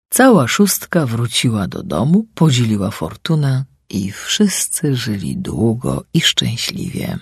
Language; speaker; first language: Polish; native; Polish